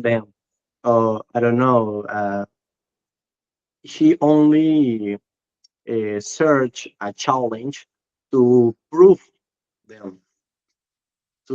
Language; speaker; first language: English; non-native, learner; Spanish